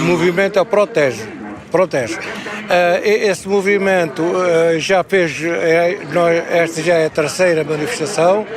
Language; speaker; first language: Portuguese; native; Portuguese